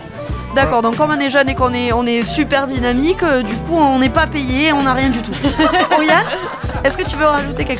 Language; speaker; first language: French; native; French